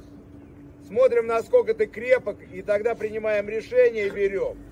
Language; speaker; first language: Russian; native; Russian